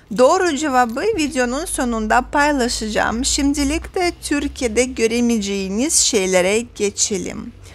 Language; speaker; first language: Turkish; non-native, fluent; Russian